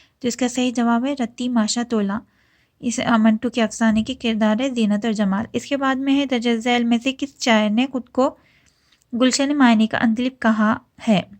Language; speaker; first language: Urdu; native; Urdu